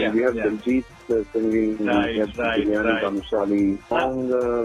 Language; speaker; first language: English; non-native, local second language; Punjabi